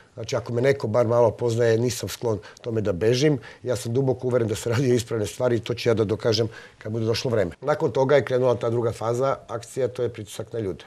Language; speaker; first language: Serbian; non-native, local second language; Slovak